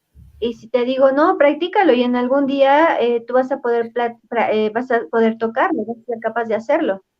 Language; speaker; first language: Spanish; native; Spanish